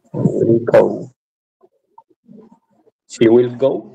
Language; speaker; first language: English; non-native, learner; Spanish